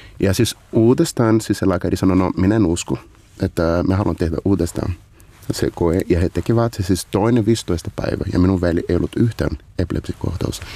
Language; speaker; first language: Finnish; non-native, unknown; Portuguese